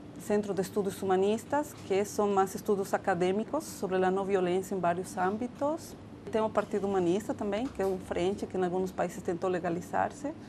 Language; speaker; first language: Portuguese; non-native, fluent; Spanish